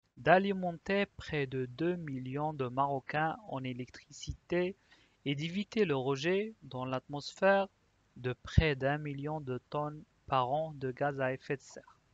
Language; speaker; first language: French; non-native, local second language; Arabic